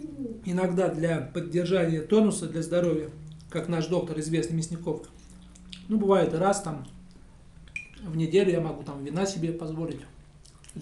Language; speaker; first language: Russian; native; Russian